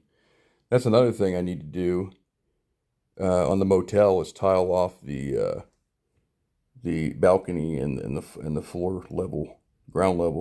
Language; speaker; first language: English; native; English